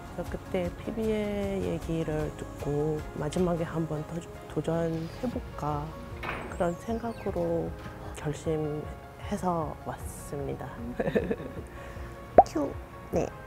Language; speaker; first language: Korean; non-native, fluent; Japanese